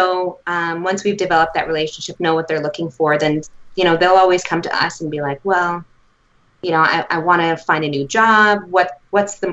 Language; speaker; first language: English; native; English